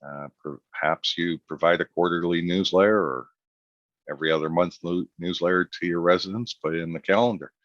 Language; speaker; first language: English; native; English